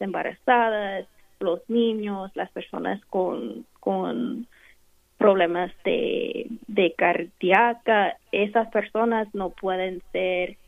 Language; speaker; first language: Spanish; non-native, fluent; English